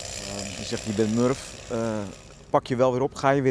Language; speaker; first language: Dutch; native; Dutch